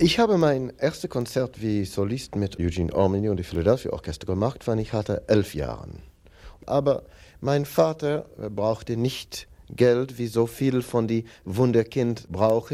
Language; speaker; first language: German; non-native, learner; English